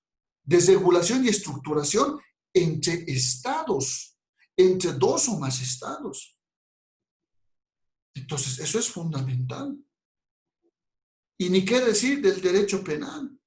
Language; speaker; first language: Spanish; native; Spanish